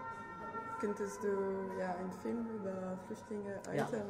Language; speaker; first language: German; non-native, fluent; French